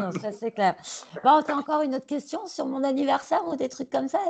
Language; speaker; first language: French; native; French